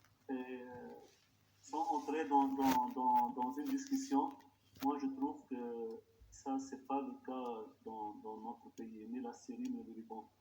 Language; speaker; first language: French; non-native, local second language; Arabic